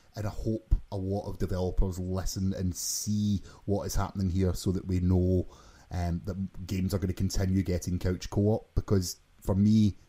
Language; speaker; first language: English; native; English